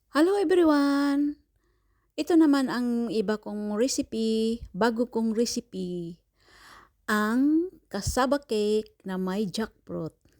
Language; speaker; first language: Filipino; non-native, local second language; Cebuano